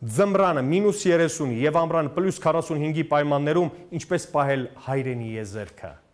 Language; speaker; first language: Armenian; native; Armenian